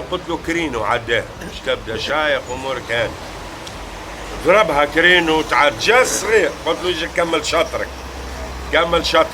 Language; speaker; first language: Arabic; native; Arabic